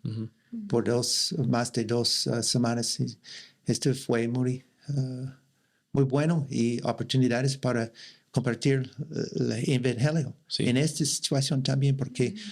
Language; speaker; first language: Spanish; non-native, learner; English